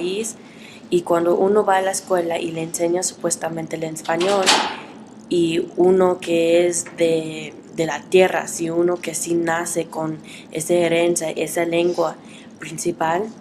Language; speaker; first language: Spanish; early bilingual, heritage; Spanish